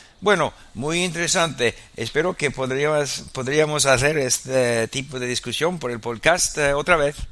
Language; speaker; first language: Spanish; non-native, fluent; English